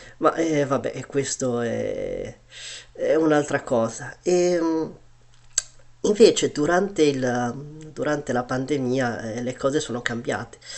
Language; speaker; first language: Italian; early bilingual, other home language; Chinese